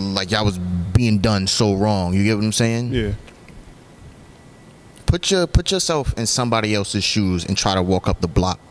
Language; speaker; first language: English; native; English